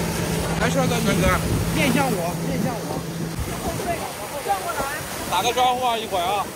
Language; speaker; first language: Chinese; native; Chinese